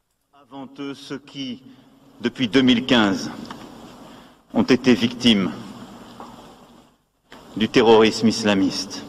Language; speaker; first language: French; native; French